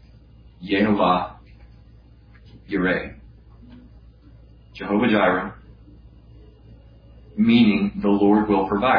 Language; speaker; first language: English; native; English